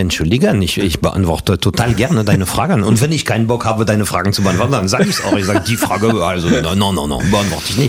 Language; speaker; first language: German; non-native, fluent; French